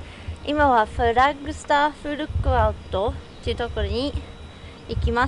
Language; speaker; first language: Japanese; non-native, fluent; English